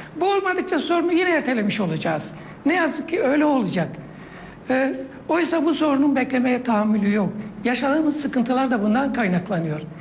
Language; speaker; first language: Turkish; non-native, local second language; Kurdish